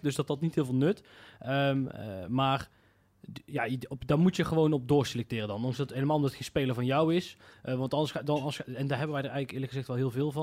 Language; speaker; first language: Dutch; native; Dutch